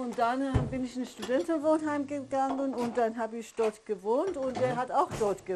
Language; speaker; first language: German; non-native, learner; Persian